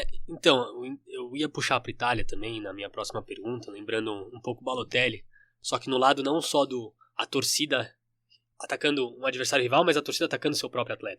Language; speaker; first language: Portuguese; native; Portuguese